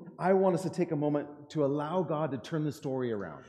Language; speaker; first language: English; native; English